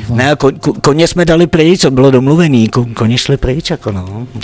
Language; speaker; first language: Czech; native; Czech